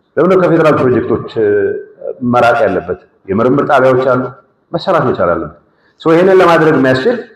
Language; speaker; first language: Amharic; non-native, local second language; Tigrinya